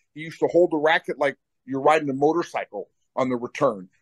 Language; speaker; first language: English; native; English